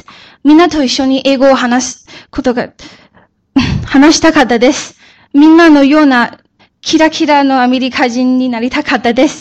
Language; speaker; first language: Japanese; early bilingual, other home language; Chinese